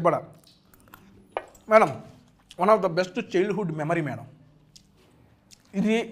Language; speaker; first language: Telugu; native; Telugu